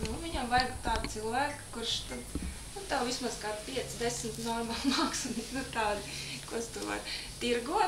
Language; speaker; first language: Latvian; native; Latvian